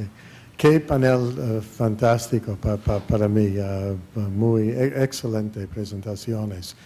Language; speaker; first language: Spanish; non-native, fluent; English